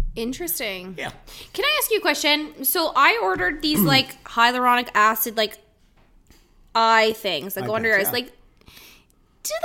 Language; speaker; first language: English; early bilingual, other home language; Italian